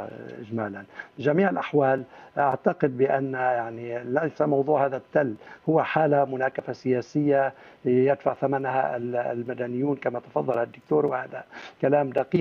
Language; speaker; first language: Arabic; native; Arabic